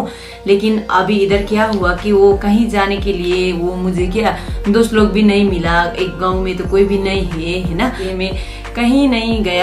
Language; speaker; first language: Hindi; non-native, local second language; Nepali